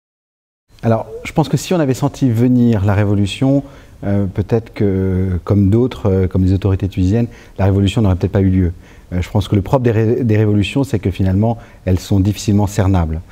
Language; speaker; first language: French; native; French